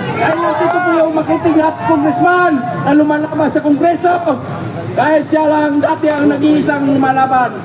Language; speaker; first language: Filipino; native; Filipino